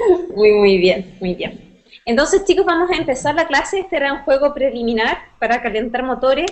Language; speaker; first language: Spanish; native; Spanish